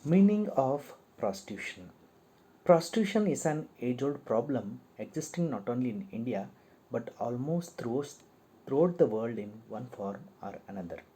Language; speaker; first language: English; non-native, local second language; Kannada